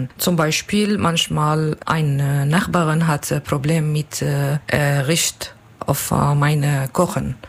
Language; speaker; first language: German; non-native, learner; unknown